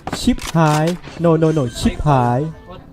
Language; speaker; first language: English; non-native, learner; Thai